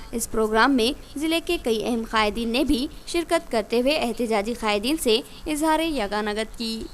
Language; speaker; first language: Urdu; native; Urdu